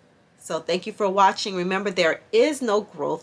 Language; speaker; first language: English; native; English